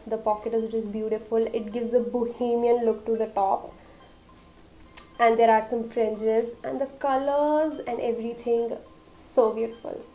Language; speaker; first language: English; non-native, local second language; Hindi